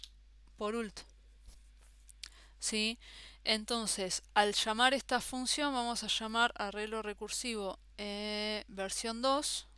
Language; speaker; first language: Spanish; native; Spanish